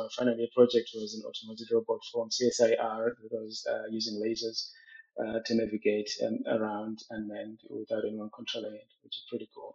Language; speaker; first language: English; non-native, local second language; Swati